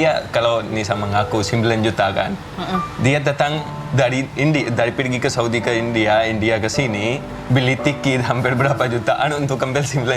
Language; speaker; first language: Indonesian; non-native, fluent; Hindi